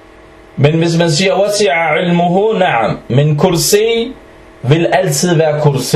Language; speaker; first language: Danish; early bilingual, other home language; Arabic